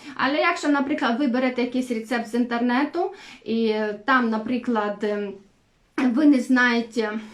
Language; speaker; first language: Ukrainian; non-native, local second language; Russian